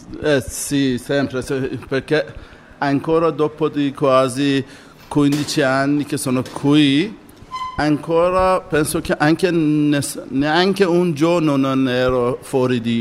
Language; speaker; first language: Italian; non-native, learner; Persian